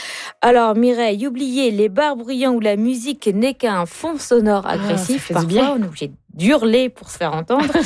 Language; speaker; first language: French; native; French